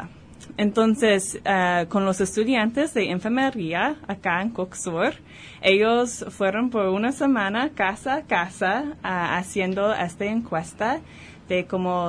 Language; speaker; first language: Spanish; early bilingual, heritage; Spanish